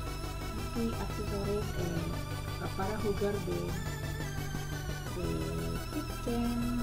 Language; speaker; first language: Spanish; non-native, learner; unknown